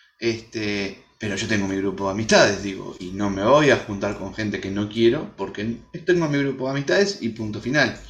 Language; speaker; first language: Spanish; native; Spanish